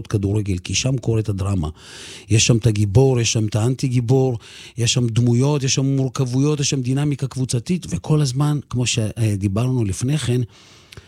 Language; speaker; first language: Hebrew; early bilingual, other home language; Russian